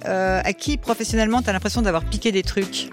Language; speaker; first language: French; native; French